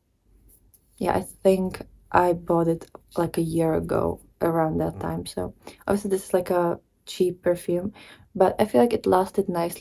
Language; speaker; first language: English; non-native, fluent; Czech